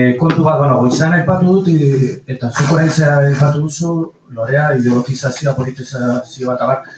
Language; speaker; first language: Basque; non-native, local second language; Spanish